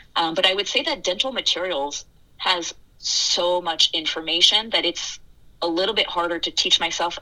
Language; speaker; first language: English; early bilingual, other home language; French